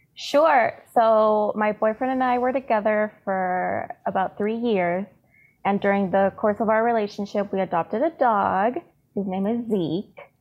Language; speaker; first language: English; native; English